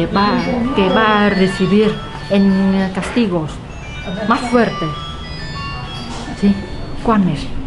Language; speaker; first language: Spanish; non-native, learner; Vietnamese